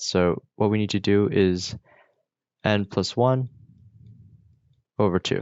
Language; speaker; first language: English; native; English